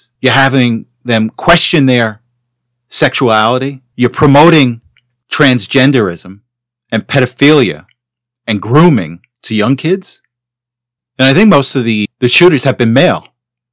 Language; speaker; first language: English; native; English